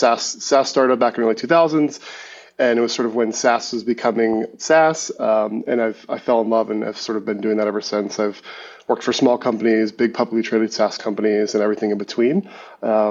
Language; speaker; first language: English; native; English